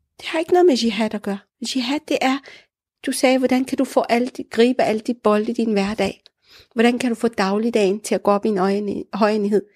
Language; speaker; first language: Danish; early bilingual, other home language; Arabic